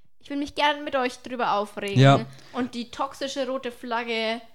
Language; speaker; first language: German; native; German